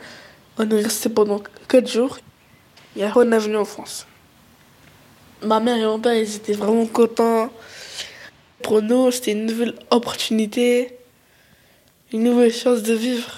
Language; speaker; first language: French; early bilingual, other home language; Arabic